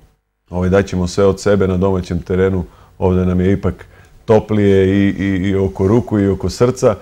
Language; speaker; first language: Serbian; native; Serbian